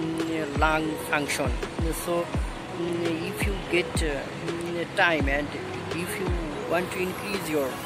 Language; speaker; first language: English; non-native, learner; Bangla